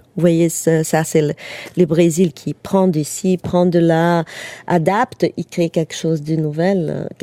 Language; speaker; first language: French; non-native, fluent; Portuguese